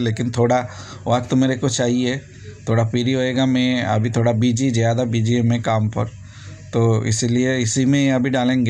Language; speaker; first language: Hindi; non-native, local second language; Bangla